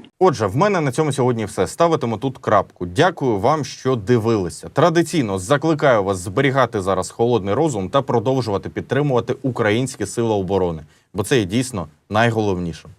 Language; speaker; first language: Ukrainian; native; Ukrainian